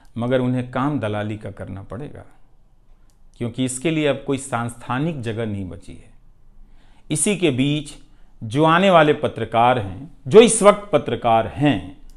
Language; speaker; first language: Hindi; non-native, local second language; Bhojpuri